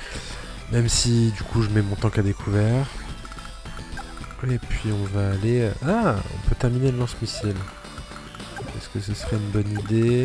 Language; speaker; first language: French; native; French